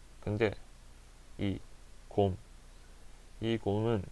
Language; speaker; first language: Korean; non-native, learner; Japanese